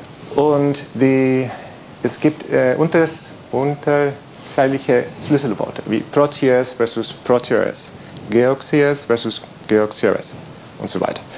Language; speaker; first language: German; non-native, learner; Spanish